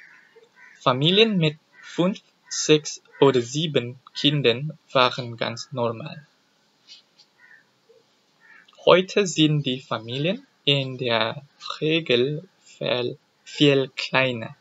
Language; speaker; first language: German; non-native, learner; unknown